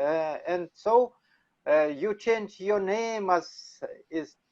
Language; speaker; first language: English; non-native, learner; Russian